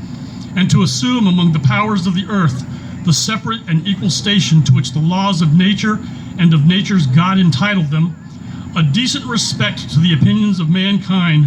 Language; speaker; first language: English; native; English